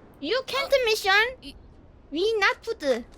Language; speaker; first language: English; non-native, learner; Korean